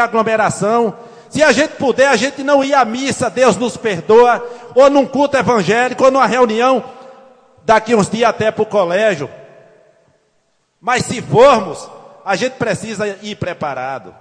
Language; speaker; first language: Portuguese; native; Portuguese